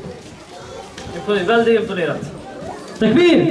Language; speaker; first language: Swedish; non-native, learner; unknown